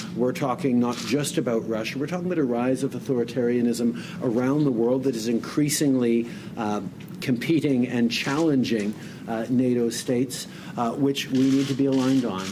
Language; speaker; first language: English; early bilingual, other home language; French